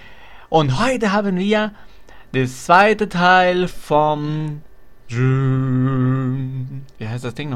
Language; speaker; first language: German; non-native, fluent; Spanish